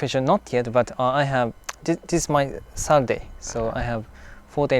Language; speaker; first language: English; non-native, fluent; Japanese